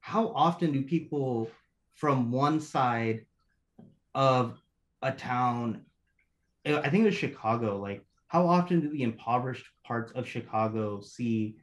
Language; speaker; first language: English; native; English